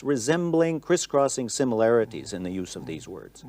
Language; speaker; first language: English; native; English